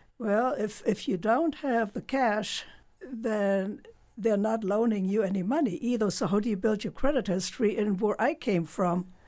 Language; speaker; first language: English; non-native, fluent; German